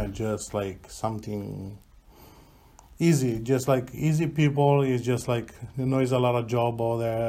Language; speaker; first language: English; non-native, learner; Italian